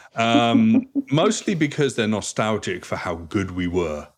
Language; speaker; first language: English; native; English